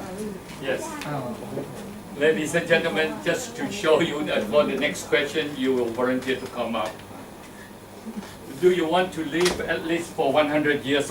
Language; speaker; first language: English; non-native, fluent; Thai